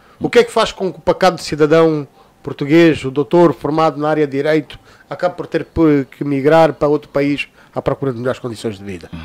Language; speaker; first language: Portuguese; native; Portuguese